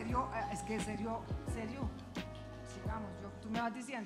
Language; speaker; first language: Spanish; native; Spanish